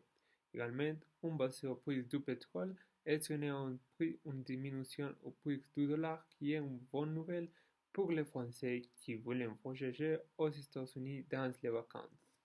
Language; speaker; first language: French; non-native, learner; Spanish